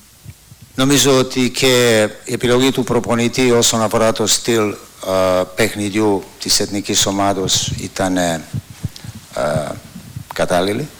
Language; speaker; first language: Greek; non-native, fluent; Serbian